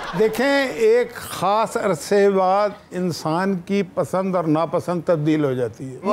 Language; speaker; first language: Urdu; native; Urdu